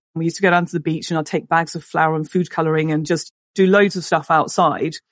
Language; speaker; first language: English; native; English